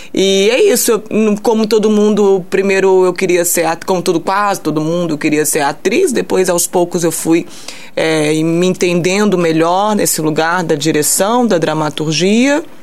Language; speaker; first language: Portuguese; early bilingual, heritage; Portuguese